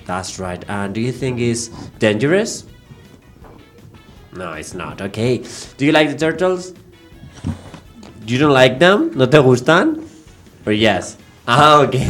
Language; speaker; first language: English; non-native, fluent; Spanish